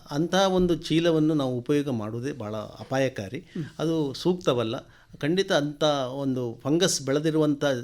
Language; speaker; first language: Kannada; native; Kannada